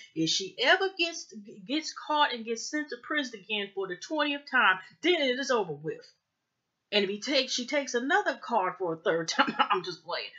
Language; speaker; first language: English; native; English